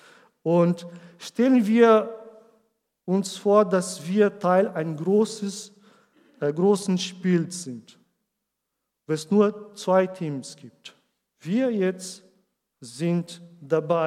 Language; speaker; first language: German; non-native, learner; Portuguese